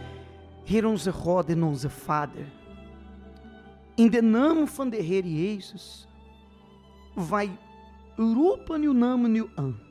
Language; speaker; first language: Dutch; non-native, fluent; Portuguese